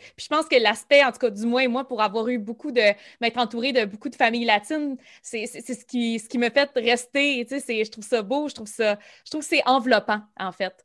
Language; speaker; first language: French; native; French